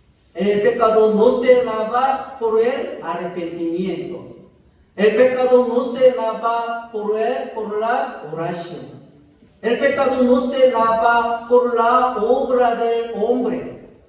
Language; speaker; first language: Spanish; non-native, fluent; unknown